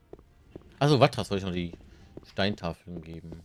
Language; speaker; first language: German; native; German